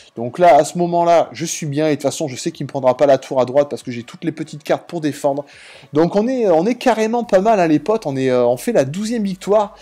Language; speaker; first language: French; native; French